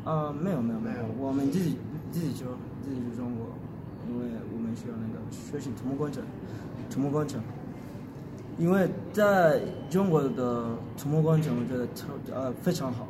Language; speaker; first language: Chinese; non-native, learner; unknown